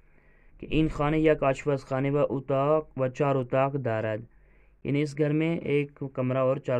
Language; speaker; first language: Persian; non-native, fluent; Urdu